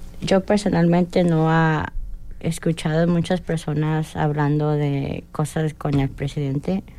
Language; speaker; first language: Spanish; early bilingual, heritage; Spanish